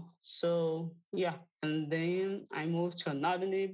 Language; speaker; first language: English; non-native, fluent; Portuguese